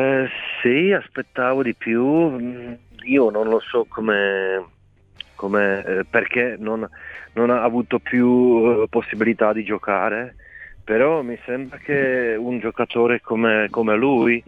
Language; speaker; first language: Italian; non-native, fluent; Czech